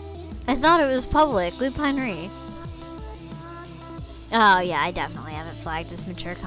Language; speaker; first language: English; native; English